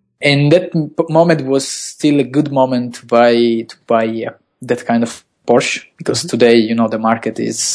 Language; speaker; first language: English; non-native, fluent; Italian